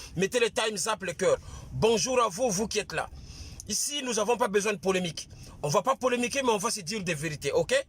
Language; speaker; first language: French; non-native, local second language; Lingala